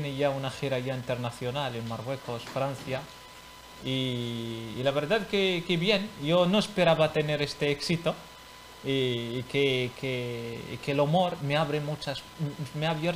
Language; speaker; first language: Spanish; non-native, fluent; Arabic